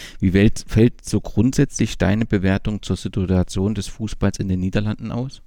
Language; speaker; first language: German; native; German